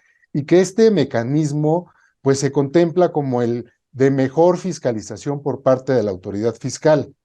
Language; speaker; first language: Spanish; native; Spanish